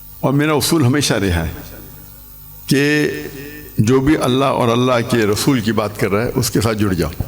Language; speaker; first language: Urdu; non-native, local second language; English